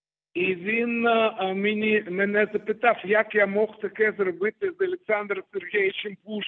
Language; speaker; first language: Ukrainian; non-native, local second language; Russian